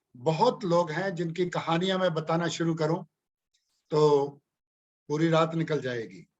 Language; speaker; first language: Hindi; non-native, local second language; Punjabi